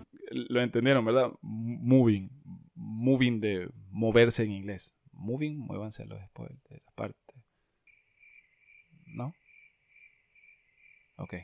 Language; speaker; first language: Spanish; native; Spanish